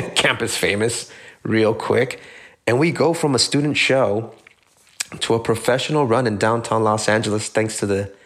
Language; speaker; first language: English; early bilingual, other home language; Spanish